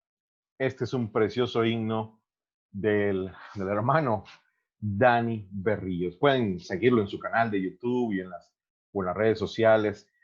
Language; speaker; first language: Spanish; native; Spanish